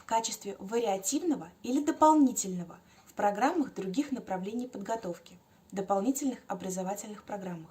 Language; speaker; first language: Russian; native; Russian